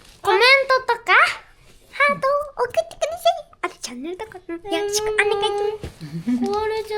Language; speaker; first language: Japanese; early bilingual, other home language; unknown